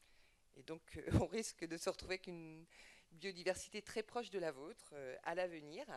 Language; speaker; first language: French; native; French